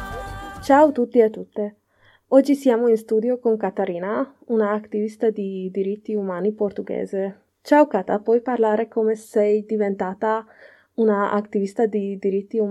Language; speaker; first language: Italian; non-native, learner; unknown